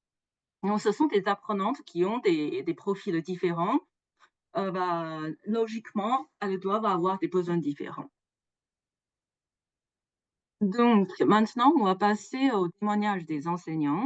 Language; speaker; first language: French; non-native, fluent; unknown